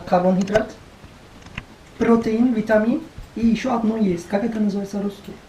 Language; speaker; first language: Russian; non-native, learner; Turkish